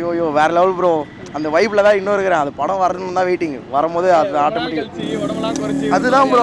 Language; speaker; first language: Tamil; native; Tamil